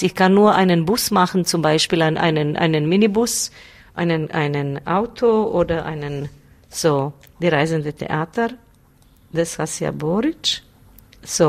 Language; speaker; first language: German; non-native, learner; Bosnian